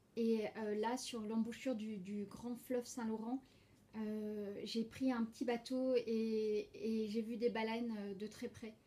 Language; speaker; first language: French; native; French